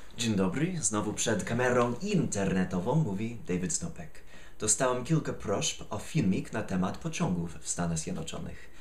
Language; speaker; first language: Polish; non-native, fluent; English